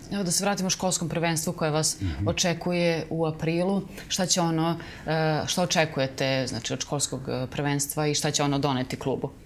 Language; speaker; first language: Bosnian; native; Bosnian